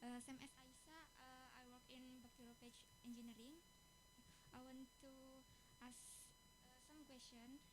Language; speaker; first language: English; non-native, fluent; Indonesian